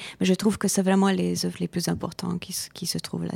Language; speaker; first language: French; non-native, fluent; Hungarian